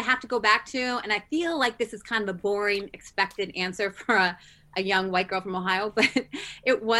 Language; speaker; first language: English; native; English